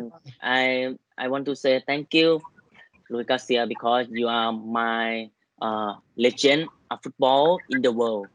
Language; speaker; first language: English; non-native, learner; Thai